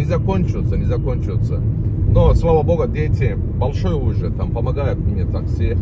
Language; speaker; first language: Russian; non-native, learner; Turkish